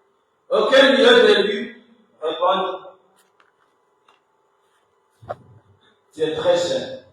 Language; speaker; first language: French; non-native, local second language; Comorian